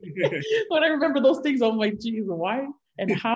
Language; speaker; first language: English; native; English